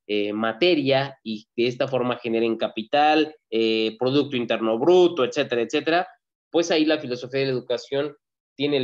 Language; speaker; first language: Spanish; native; Spanish